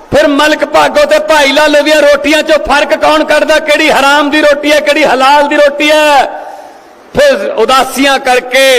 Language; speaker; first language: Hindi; non-native, local second language; Punjabi